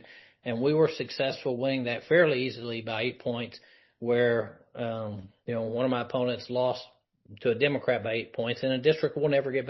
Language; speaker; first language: English; native; English